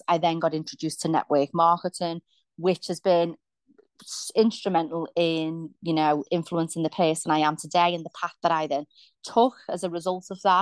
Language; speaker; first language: English; native; English